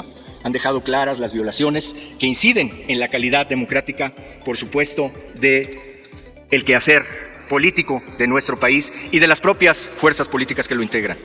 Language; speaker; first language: Spanish; native; Spanish